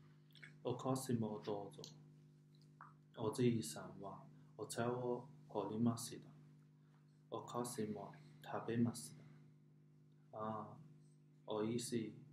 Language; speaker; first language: Japanese; non-native, learner; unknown